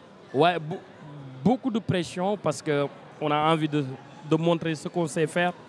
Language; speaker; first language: French; non-native, local second language; Wolof